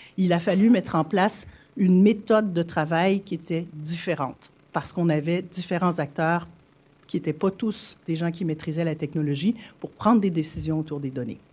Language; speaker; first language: French; native; French